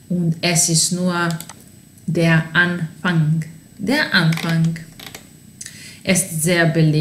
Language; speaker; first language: German; non-native, fluent; Serbian